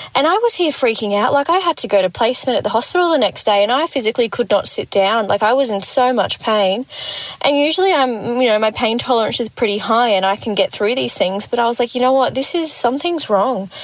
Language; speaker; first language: English; native; English